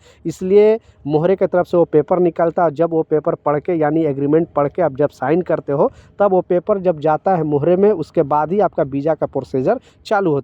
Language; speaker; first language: Hindi; native; Hindi